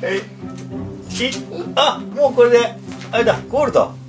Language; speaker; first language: Japanese; native; Japanese